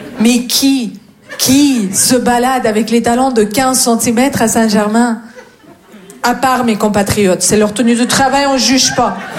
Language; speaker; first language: French; non-native, fluent; Russian